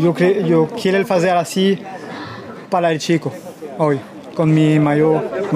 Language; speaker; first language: Spanish; non-native, learner; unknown